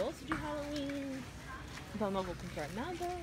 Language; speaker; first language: Portuguese; non-native, learner; English